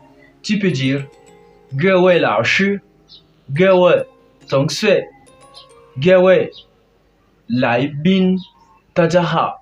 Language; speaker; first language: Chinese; non-native, fluent; French